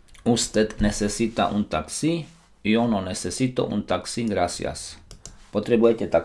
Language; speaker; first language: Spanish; non-native, learner; Slovak